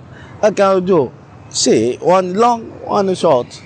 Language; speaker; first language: English; non-native, learner; French